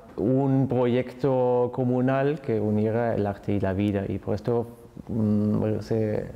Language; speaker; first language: Spanish; non-native, fluent; German